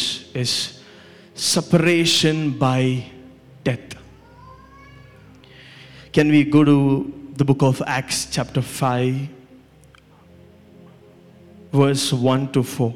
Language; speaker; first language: English; non-native, local second language; Malayalam